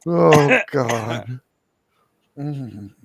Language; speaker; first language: English; native; English